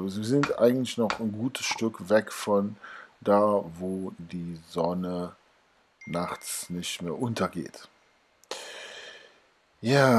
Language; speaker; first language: German; native; German